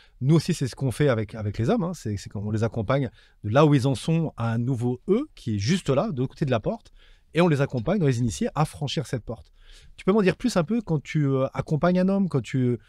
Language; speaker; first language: French; native; French